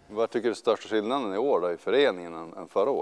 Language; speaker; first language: Swedish; native; Swedish